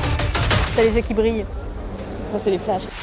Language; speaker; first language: French; native; French